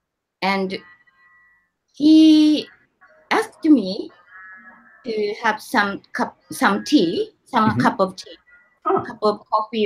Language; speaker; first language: English; non-native, learner; Japanese